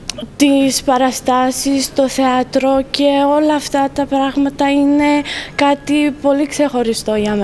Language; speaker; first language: Greek; non-native, fluent; Romanian